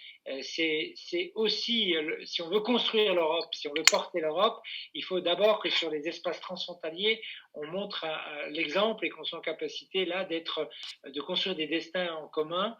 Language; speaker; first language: French; native; French